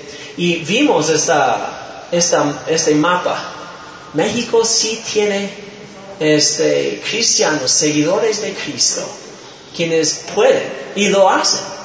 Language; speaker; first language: Spanish; non-native, fluent; English